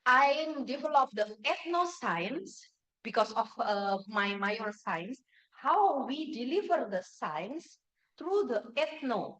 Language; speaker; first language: English; non-native, fluent; Indonesian